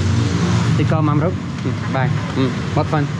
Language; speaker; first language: Vietnamese; non-native, learner; English